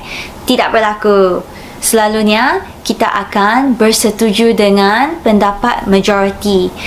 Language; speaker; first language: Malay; non-native, fluent; Japanese